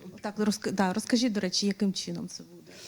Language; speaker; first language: Ukrainian; native; Ukrainian